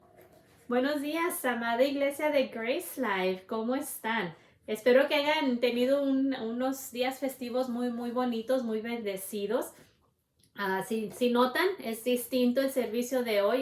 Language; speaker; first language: Spanish; native; Spanish